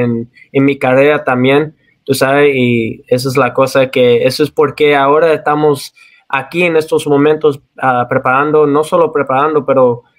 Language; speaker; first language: Spanish; early bilingual, heritage; Spanish